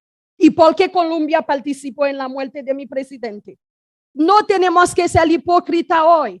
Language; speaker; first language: Spanish; non-native, fluent; Haitian Creole